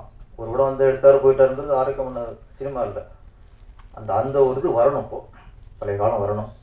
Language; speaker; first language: Tamil; native; Tamil